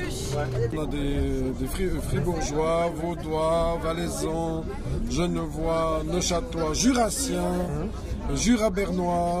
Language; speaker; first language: French; native; French